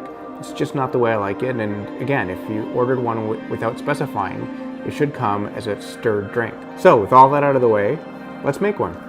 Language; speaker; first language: English; native; English